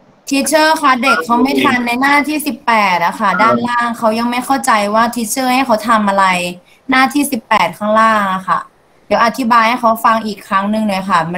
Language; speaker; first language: Thai; native; Thai